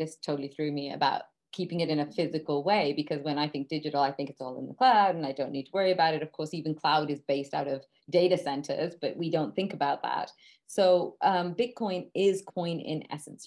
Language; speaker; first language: English; native; English